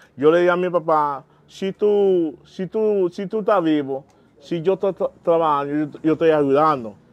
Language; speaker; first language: Spanish; non-native, learner; Haitian Creole